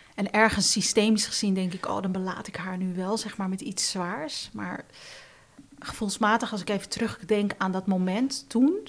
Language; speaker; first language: Dutch; early bilingual, other home language; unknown